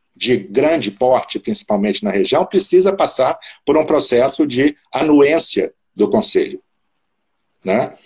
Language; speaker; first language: Portuguese; native; Portuguese